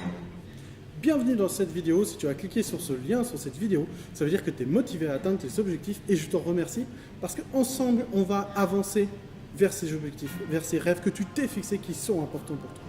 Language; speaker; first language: French; native; French